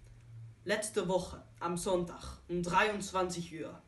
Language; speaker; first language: German; non-native, learner; Dutch